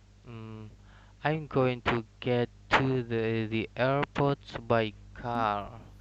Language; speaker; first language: English; non-native, learner; Indonesian